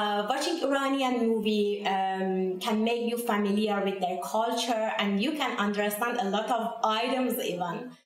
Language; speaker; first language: English; non-native, fluent; Persian